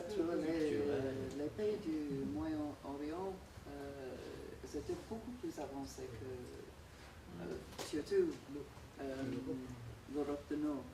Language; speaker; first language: French; non-native, fluent; English